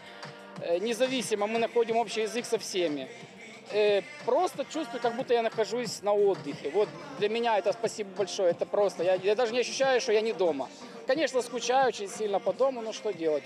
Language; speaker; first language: Russian; native; Russian